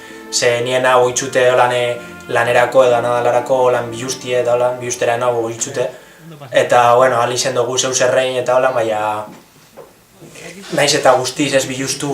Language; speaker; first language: Basque; native; Basque